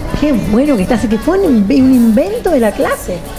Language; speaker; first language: Spanish; native; Spanish